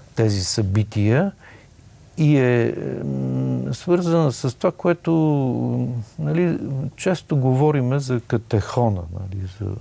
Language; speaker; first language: Bulgarian; native; Bulgarian